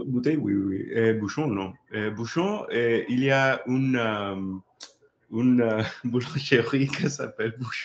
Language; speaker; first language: French; non-native, learner; English